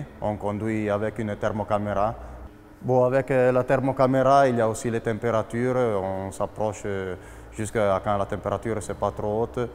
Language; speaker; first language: French; non-native, fluent; Italian